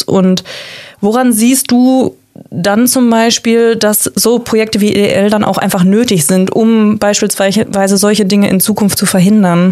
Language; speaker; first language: German; native; German